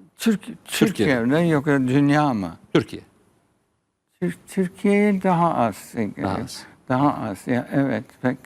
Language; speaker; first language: Turkish; early bilingual, heritage; Arabic